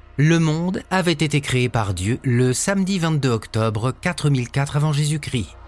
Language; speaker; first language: French; native; French